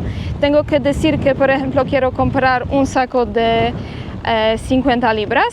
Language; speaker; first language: Spanish; non-native, fluent; Polish